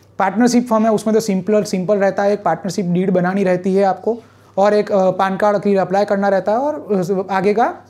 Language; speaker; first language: Hindi; non-native, local second language; Gujarati